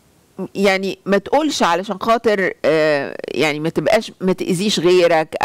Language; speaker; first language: Arabic; native; Arabic